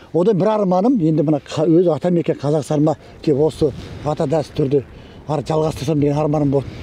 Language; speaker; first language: Kazakh; early bilingual, heritage; Kazakh